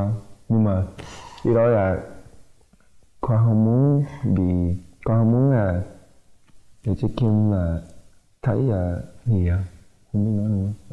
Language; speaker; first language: Vietnamese; early bilingual, heritage; Vietnamese